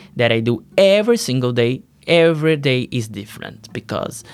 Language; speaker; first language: English; non-native, learner; Portuguese